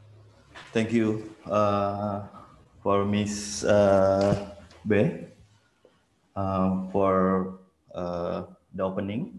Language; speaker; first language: English; non-native, fluent; Indonesian